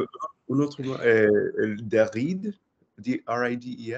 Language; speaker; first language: French; non-native, learner; English